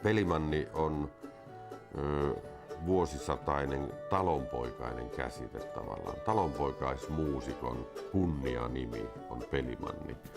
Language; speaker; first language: Finnish; native; Finnish